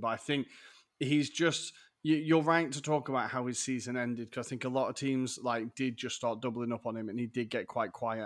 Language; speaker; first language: English; native; English